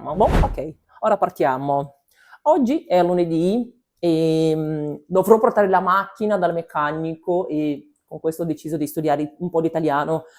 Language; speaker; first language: Italian; non-native, learner; Portuguese